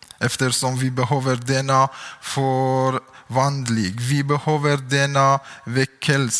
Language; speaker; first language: Swedish; non-native, learner; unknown